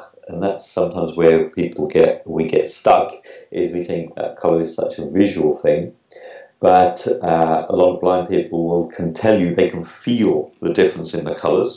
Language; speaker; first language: English; native; English